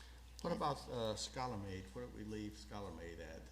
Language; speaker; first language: English; native; English